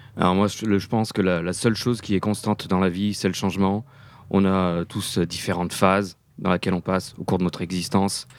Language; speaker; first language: French; native; French